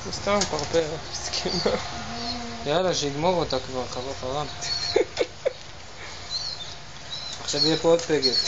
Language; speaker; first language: Hebrew; native; Hebrew